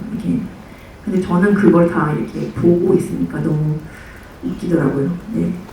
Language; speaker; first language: Korean; early bilingual, heritage; Korean